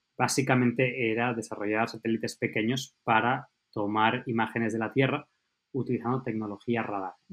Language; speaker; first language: Spanish; native; Spanish